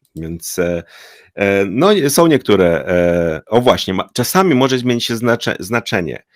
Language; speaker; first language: Polish; native; Polish